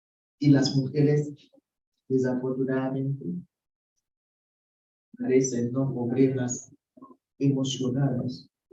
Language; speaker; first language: Spanish; non-native, fluent; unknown